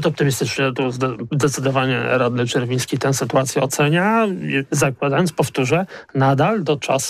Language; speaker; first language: Polish; native; Polish